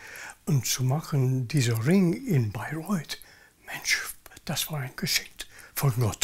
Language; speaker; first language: German; non-native, learner; English